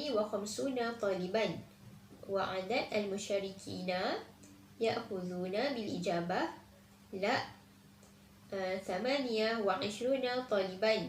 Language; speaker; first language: Arabic; non-native, learner; Malay